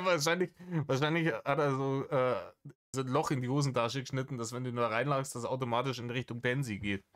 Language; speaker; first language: German; native; German